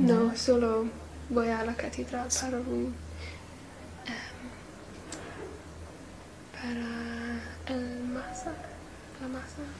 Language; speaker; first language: Spanish; non-native, learner; English